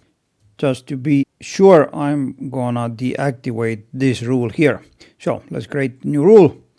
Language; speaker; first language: English; non-native, fluent; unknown